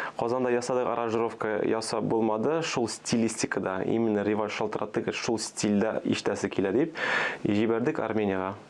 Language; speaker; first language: Tatar; early bilingual, other home language; Armenian